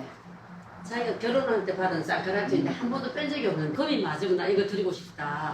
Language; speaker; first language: Korean; native; Korean